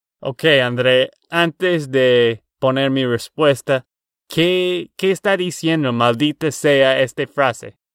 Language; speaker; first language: Spanish; non-native, learner; English